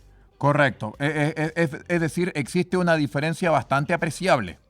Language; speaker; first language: Spanish; native; Spanish